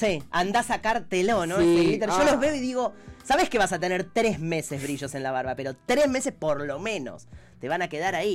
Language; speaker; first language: Spanish; native; Spanish